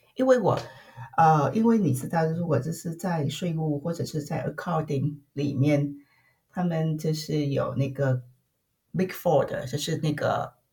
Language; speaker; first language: Chinese; non-native, fluent; Vietnamese